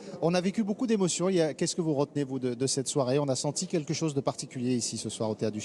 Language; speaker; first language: French; native; French